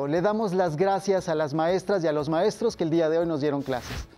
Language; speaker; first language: Spanish; native; Spanish